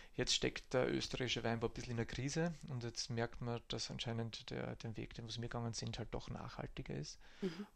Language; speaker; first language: German; native; German